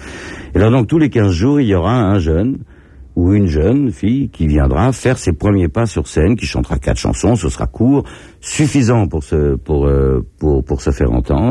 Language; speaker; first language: French; native; French